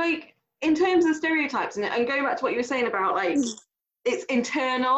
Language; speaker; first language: English; native; English